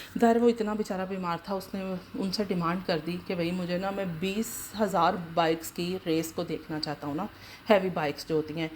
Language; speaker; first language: Urdu; native; Urdu